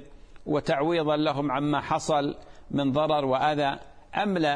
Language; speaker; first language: Arabic; native; Arabic